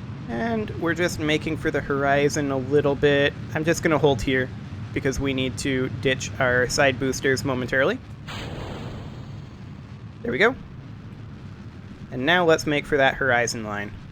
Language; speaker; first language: English; native; English